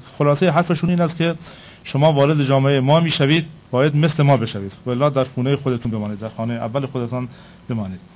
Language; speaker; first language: Persian; non-native, local second language; Kurdish